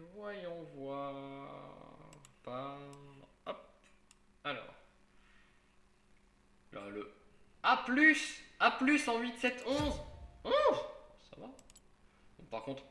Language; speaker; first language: French; native; French